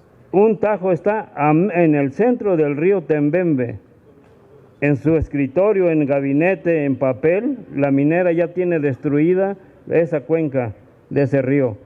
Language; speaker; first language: Spanish; native; Spanish